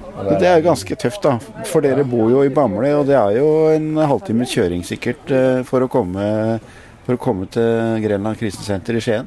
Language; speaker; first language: Norwegian; native; Norwegian